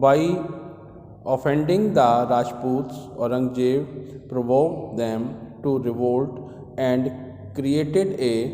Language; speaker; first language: English; non-native, local second language; Hindi